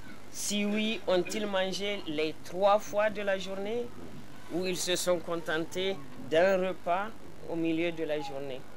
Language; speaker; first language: French; non-native, local second language; Hausa